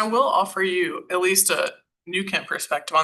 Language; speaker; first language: English; native; English